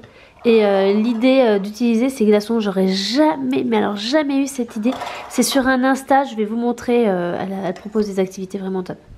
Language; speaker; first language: French; native; French